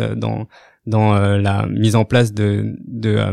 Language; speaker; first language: French; native; French